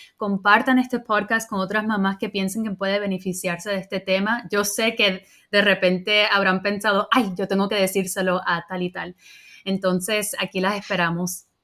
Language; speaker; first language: Spanish; early bilingual, heritage; Spanish